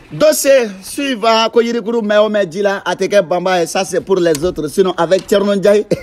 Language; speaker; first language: French; non-native, local second language; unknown